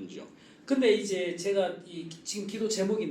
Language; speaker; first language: Korean; native; Korean